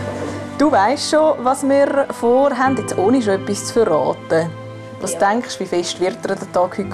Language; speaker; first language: German; native; German